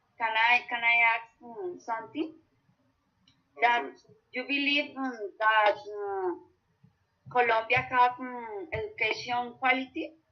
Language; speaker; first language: English; non-native, learner; Spanish